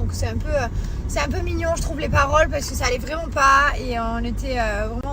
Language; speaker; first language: French; native; French